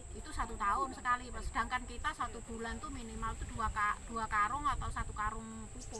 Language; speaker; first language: Indonesian; native; Indonesian